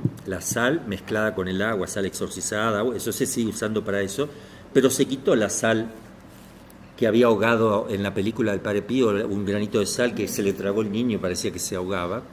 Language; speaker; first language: Spanish; native; Spanish